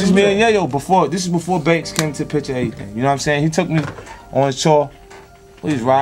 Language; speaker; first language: English; native; English